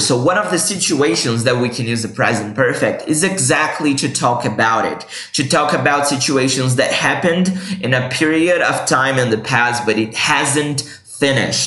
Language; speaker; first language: English; non-native, fluent; Portuguese